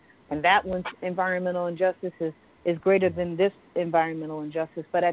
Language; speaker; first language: English; native; English